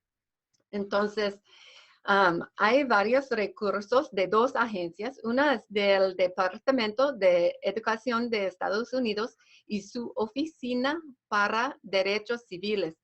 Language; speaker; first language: Spanish; non-native, fluent; English